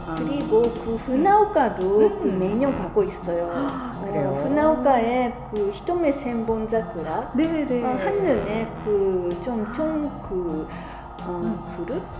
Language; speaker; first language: Korean; non-native, fluent; Japanese